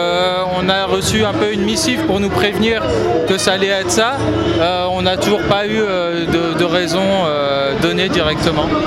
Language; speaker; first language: French; native; French